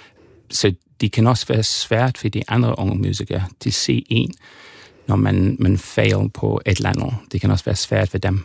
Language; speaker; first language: Danish; non-native, learner; English